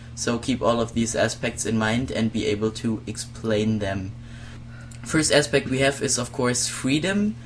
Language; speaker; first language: English; non-native, fluent; German